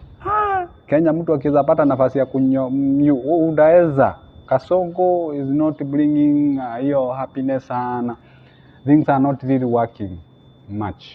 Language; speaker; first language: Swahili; native; Swahili